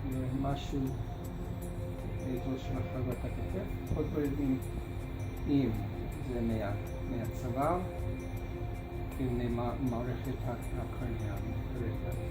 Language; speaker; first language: Hebrew; non-native, fluent; English